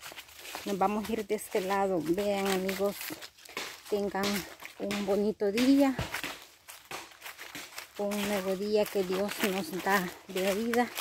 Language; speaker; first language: Spanish; native; Spanish